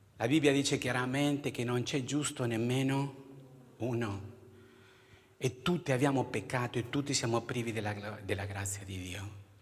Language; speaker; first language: Italian; non-native, fluent; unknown